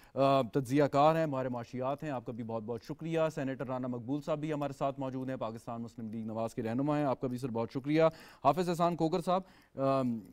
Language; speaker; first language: Hindi; native; Hindi